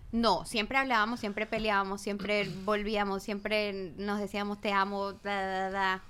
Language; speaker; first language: Spanish; native; Spanish